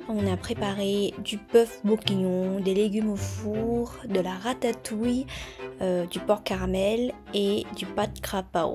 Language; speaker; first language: French; non-native, fluent; Vietnamese